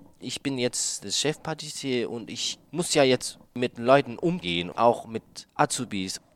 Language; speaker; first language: German; non-native, fluent; Japanese